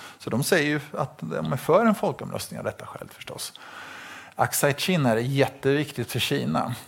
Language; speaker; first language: Swedish; native; Swedish